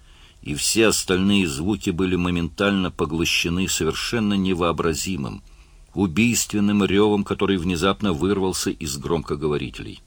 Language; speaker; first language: Russian; native; Russian